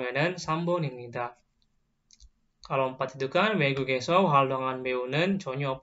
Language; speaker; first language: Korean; non-native, fluent; Indonesian